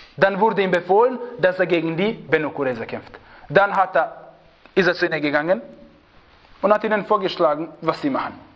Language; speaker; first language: German; non-native, fluent; Arabic